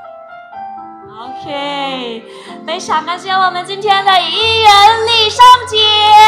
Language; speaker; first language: Chinese; non-native, fluent; Thai